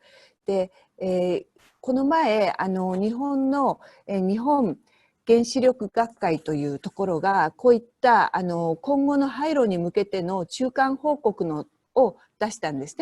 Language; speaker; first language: Japanese; native; Japanese